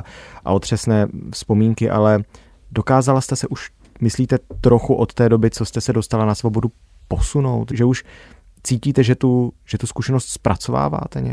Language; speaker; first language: Czech; native; Czech